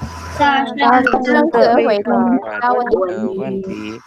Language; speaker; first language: Chinese; non-native, learner; Indonesian